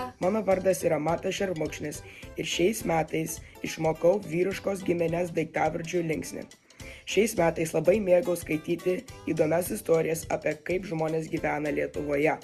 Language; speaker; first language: Lithuanian; early bilingual, heritage; Lithuanian